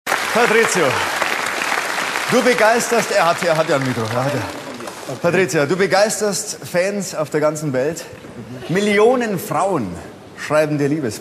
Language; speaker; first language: German; native; German